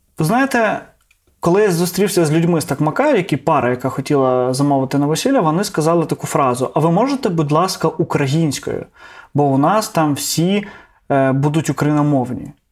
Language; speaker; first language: Ukrainian; non-native, local second language; Russian